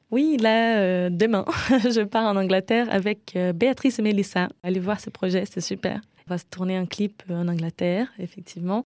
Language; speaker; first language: French; non-native, fluent; Portuguese